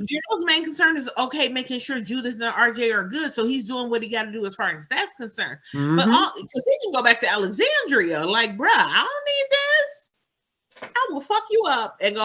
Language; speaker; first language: English; native; English